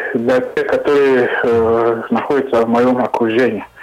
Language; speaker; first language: Russian; non-native, fluent; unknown